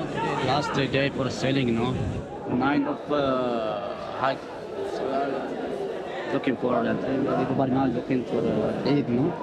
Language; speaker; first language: English; non-native, learner; Urdu